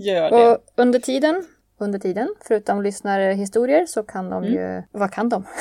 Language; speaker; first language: Swedish; native; Swedish